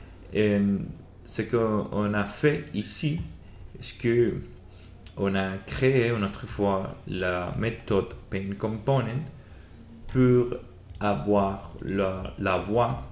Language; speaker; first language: French; non-native, learner; Spanish